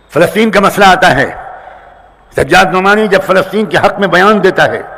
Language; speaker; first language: Urdu; native; Urdu